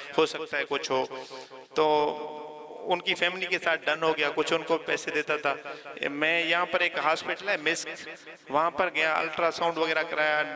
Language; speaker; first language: Urdu; non-native, local second language; Saraiki